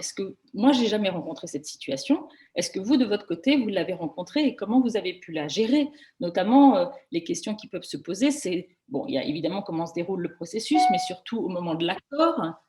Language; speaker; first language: French; native; French